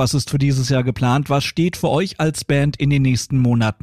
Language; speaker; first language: German; native; German